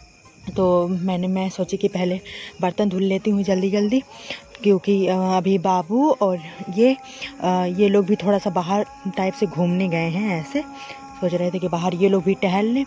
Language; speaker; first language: Hindi; native; Hindi